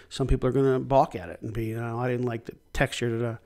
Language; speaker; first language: English; native; English